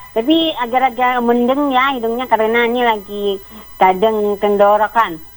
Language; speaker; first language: Indonesian; non-native, local second language; Javanese